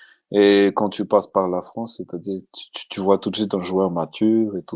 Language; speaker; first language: French; non-native, local second language; Malagasy